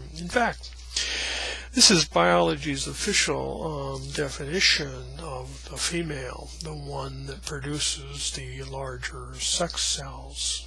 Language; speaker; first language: English; native; English